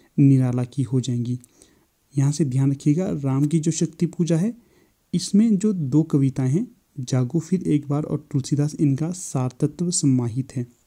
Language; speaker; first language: Hindi; native; Hindi